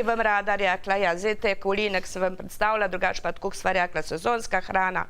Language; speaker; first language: Slovenian; native; Slovenian